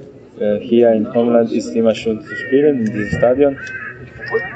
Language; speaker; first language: German; non-native, learner; Croatian